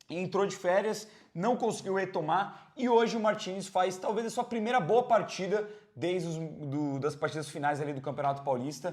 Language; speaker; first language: Portuguese; native; Portuguese